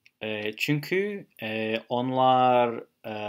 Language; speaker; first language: Turkish; non-native, learner; English